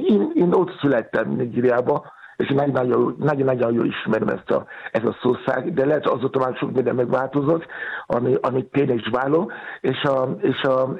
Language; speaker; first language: Hungarian; non-native, learner; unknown